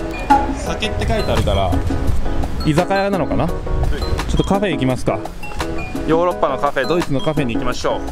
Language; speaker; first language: Japanese; native; Japanese